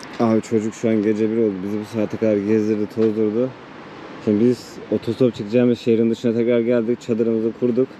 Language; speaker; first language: Turkish; native; Turkish